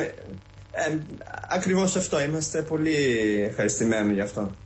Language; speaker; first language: Greek; early bilingual, heritage; Greek